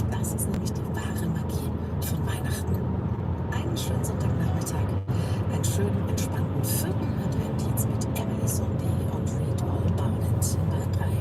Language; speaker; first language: German; native; German